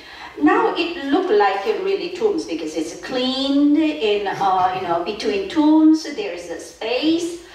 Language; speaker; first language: English; non-native, fluent; Korean